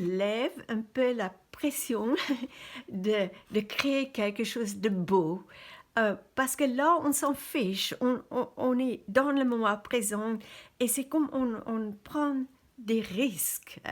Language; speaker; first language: French; non-native, fluent; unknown